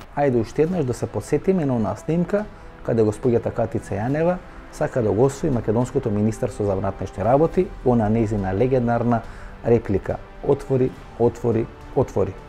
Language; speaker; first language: Macedonian; native; Macedonian